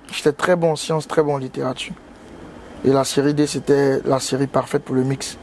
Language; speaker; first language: French; native; French